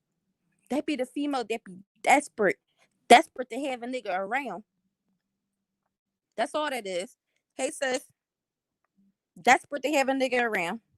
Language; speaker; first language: English; native; English